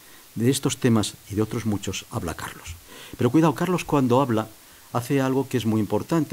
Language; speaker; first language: Spanish; native; Spanish